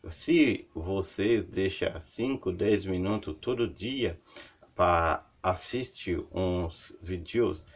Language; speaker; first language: Portuguese; non-native, learner; Haitian Creole